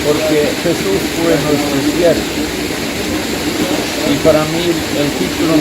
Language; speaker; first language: Spanish; non-native, fluent; Swedish